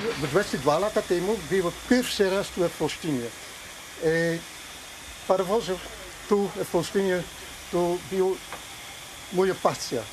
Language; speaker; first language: Polish; non-native, learner; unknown